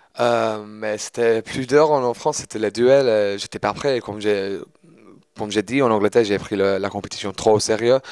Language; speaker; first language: French; non-native, fluent; English